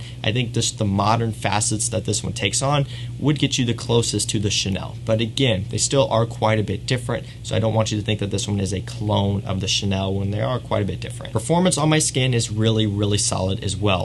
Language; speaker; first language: English; native; English